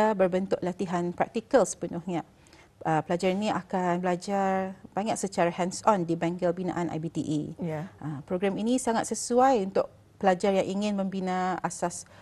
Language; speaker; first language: Malay; native; Malay